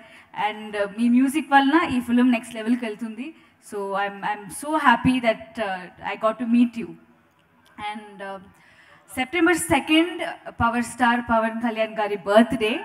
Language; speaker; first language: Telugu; non-native, fluent; Tamil